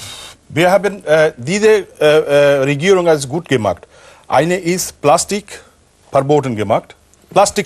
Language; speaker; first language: German; non-native, learner; Bangla